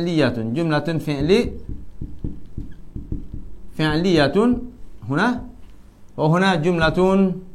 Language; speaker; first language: Arabic; non-native, fluent; Malay